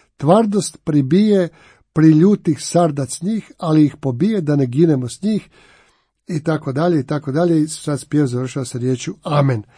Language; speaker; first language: Croatian; native; Croatian